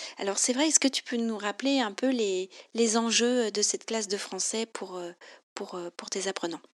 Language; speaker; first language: French; native; French